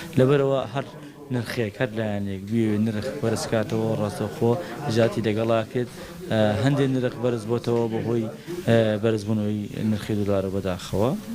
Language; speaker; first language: Central Kurdish; native; Central Kurdish